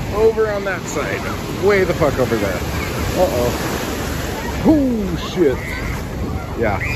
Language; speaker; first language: English; native; English